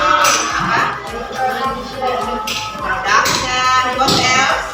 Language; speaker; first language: English; non-native, fluent; Indonesian